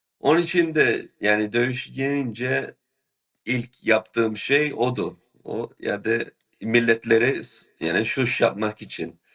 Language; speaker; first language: Turkish; early bilingual, heritage; Turkish